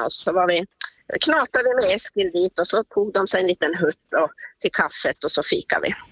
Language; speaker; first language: Swedish; native; Swedish